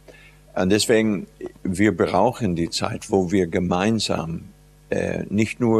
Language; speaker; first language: German; non-native, fluent; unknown